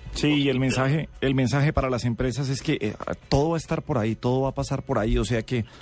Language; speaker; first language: Spanish; native; Spanish